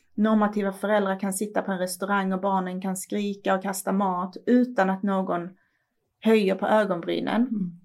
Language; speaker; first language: Swedish; early bilingual, other home language; Persian